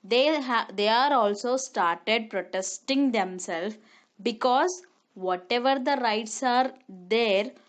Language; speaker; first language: English; non-native, local second language; Telugu